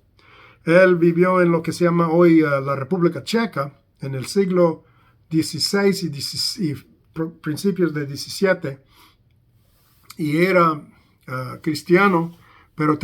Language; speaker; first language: Spanish; non-native, fluent; English